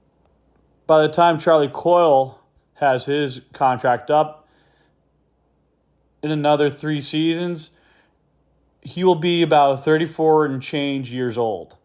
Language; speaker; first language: English; native; English